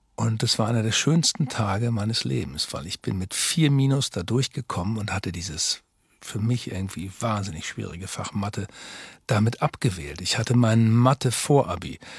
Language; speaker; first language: German; native; German